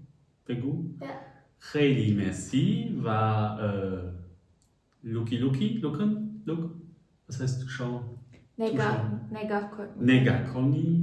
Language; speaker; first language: Persian; non-native, learner; German